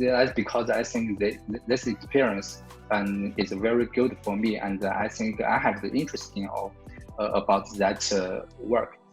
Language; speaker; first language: English; non-native, learner; Chinese